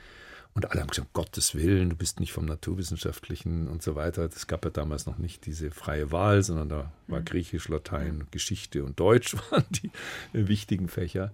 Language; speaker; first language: German; native; German